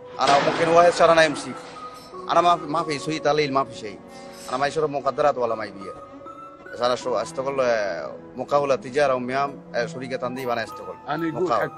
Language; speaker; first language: Arabic; non-native, learner; Bangla